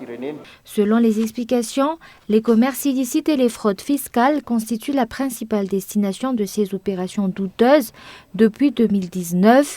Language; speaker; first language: French; non-native, local second language; Malagasy